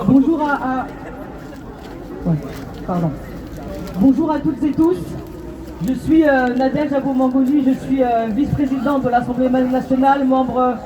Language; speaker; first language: French; native; French